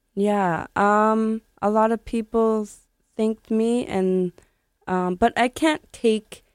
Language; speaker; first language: English; native; English